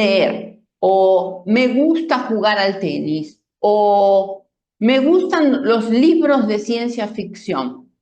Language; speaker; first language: Spanish; non-native, fluent; Portuguese